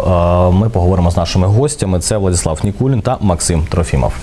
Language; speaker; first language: Ukrainian; native; Ukrainian